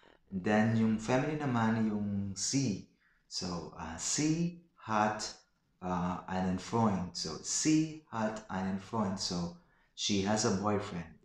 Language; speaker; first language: German; non-native, learner; Filipino